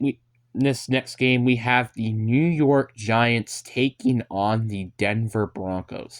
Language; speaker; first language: English; native; English